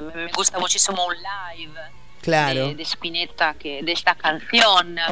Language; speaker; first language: Spanish; non-native, learner; Italian